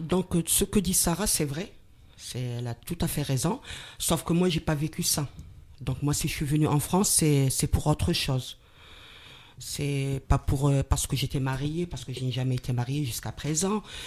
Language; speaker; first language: French; non-native, local second language; Arabic